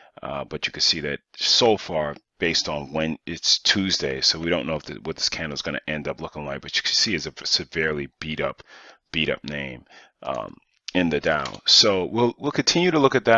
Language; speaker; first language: English; native; English